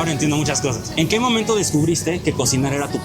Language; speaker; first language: Spanish; native; Spanish